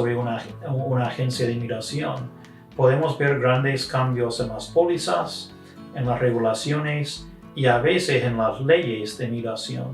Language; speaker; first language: Spanish; non-native, fluent; English